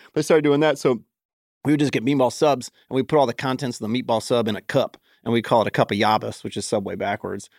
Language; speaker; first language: English; native; English